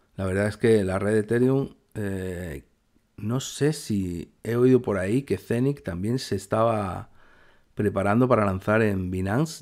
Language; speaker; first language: Spanish; native; Spanish